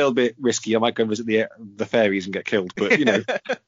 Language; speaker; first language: English; native; English